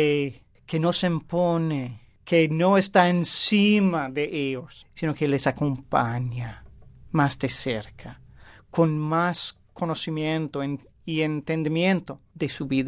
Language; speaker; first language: Spanish; non-native, fluent; English